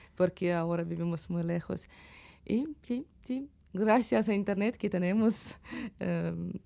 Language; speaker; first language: Spanish; non-native, fluent; Ukrainian